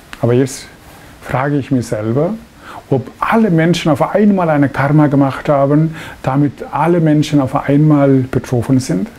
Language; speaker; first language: German; non-native, fluent; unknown